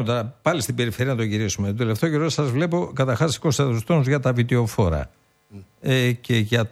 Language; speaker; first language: Greek; native; Greek